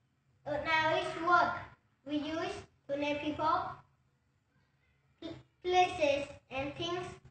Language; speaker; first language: English; non-native, learner; Thai